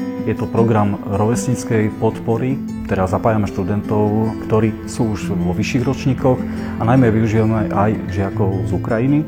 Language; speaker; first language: Slovak; native; Slovak